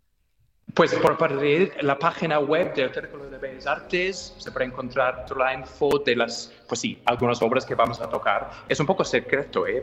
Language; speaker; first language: Spanish; non-native, fluent; English